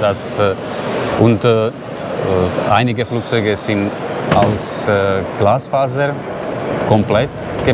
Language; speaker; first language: German; non-native, learner; Slovak